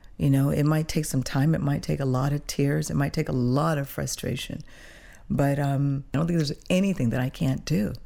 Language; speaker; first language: English; early bilingual, other home language; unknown